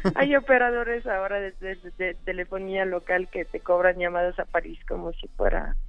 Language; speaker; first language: Spanish; non-native, fluent; French